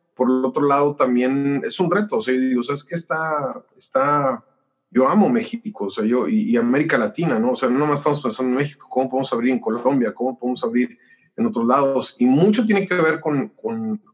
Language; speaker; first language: Spanish; native; Spanish